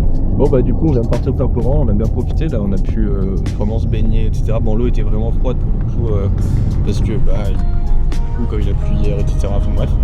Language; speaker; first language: French; native; French